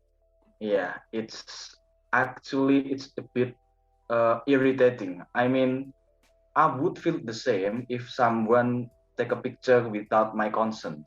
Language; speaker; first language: English; non-native, learner; Indonesian